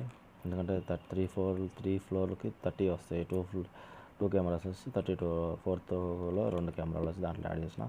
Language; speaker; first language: Telugu; native; Telugu